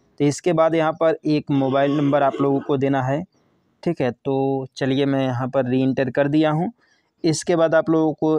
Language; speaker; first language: Hindi; native; Hindi